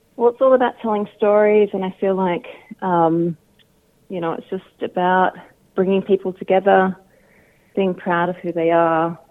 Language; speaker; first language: English; native; English